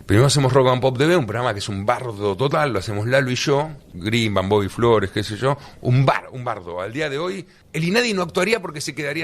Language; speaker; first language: Spanish; native; Spanish